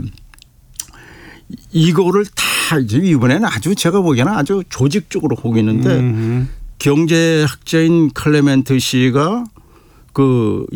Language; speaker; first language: Korean; native; Korean